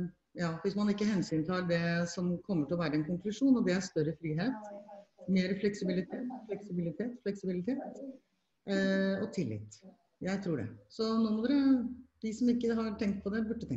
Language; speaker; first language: Norwegian; native; Norwegian